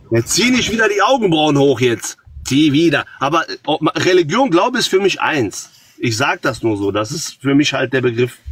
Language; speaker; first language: German; early bilingual, other home language; Croatian